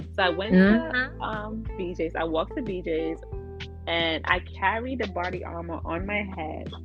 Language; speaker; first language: English; early bilingual, other home language; Akan